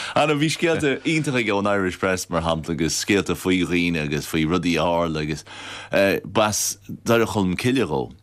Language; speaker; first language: Irish; native; Irish